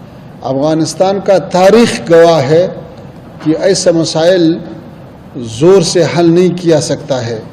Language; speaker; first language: Hindi; non-native, fluent; Pashto